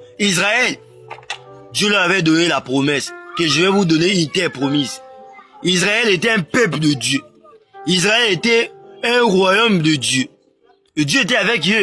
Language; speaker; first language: French; non-native, local second language; Lingala